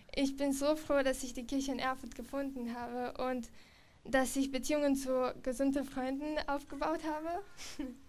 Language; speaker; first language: German; non-native, fluent; Romanian